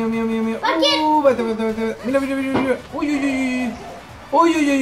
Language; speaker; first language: Spanish; native; Spanish